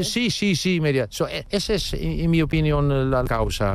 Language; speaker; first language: Spanish; non-native, learner; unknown